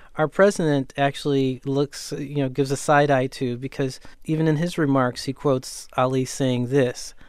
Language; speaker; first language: English; native; English